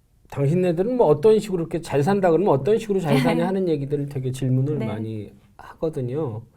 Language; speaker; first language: Korean; native; Korean